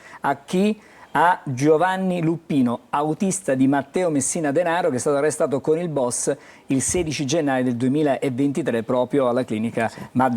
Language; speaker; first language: Italian; native; Italian